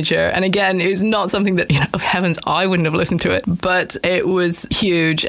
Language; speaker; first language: English; native; English